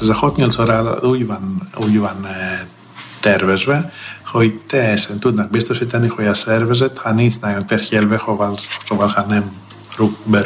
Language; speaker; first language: Hungarian; non-native, fluent; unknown